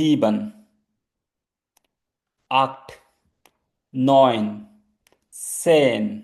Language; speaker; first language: German; non-native, fluent; Hindi